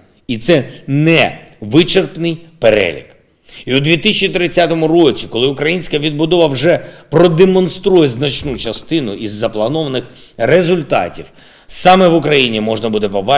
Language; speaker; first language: Ukrainian; non-native, local second language; Russian